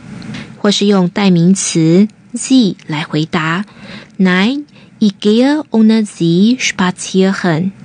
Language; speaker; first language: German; non-native, fluent; Chinese